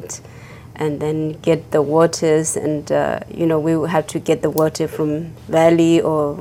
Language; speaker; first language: English; non-native, fluent; Chinese